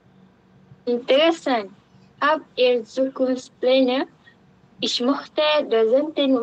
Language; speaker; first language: German; non-native, learner; Malay